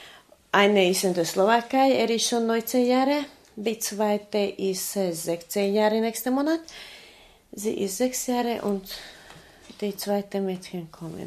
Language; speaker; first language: German; non-native, learner; Slovak